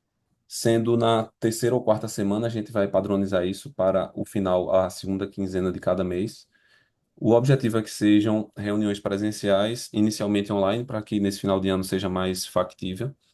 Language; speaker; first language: Portuguese; native; Portuguese